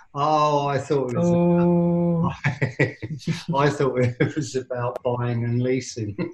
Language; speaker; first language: English; early bilingual, other home language; Hindi